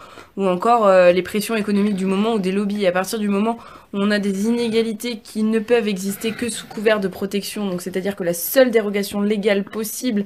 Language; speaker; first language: French; native; French